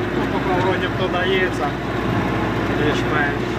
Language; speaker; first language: Russian; non-native, local second language; Ukrainian